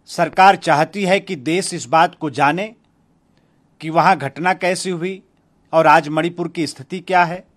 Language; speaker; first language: Hindi; native; Hindi